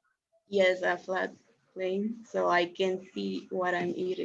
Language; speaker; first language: English; non-native, fluent; Spanish